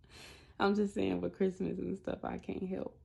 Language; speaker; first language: English; native; English